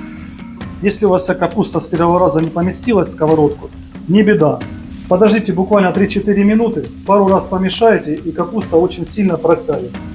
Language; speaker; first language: Russian; native; Russian